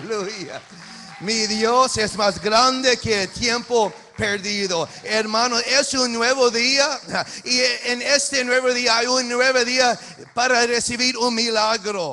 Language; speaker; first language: Spanish; early bilingual, heritage; English